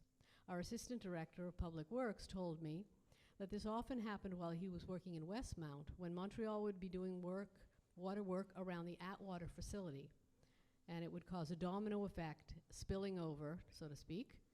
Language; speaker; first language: English; native; English